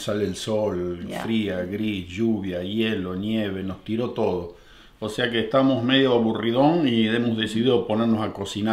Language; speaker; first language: Spanish; native; Spanish